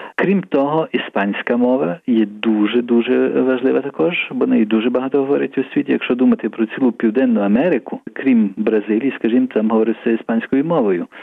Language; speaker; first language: Ukrainian; early bilingual, heritage; Ukrainian